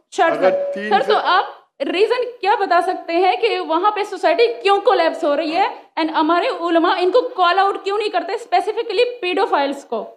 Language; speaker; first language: Urdu; non-native, local second language; Pashto